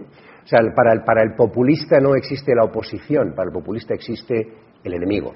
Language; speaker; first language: Spanish; native; Spanish